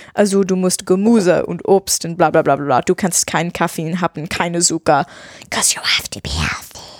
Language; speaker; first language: German; non-native, learner; English